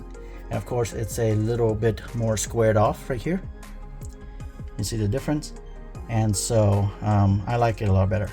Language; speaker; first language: English; native; English